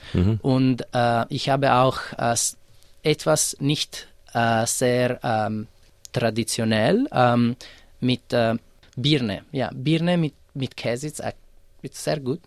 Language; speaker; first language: German; non-native, fluent; Italian